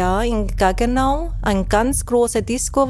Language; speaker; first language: German; non-native, fluent; Persian